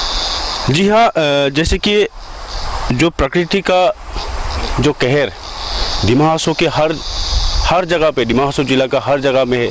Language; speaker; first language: Hindi; non-native, local second language; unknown